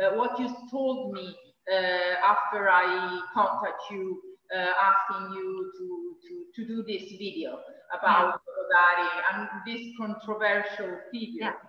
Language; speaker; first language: English; non-native, fluent; Italian